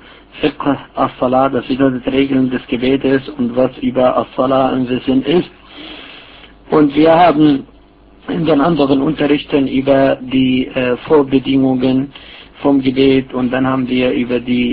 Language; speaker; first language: German; non-native, fluent; Arabic